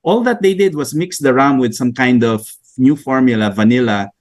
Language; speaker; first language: English; non-native, local second language; Filipino